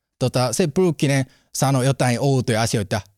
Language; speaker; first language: Finnish; non-native, learner; Japanese